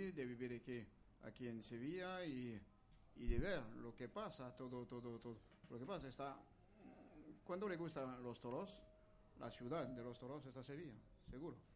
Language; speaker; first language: Spanish; non-native, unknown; French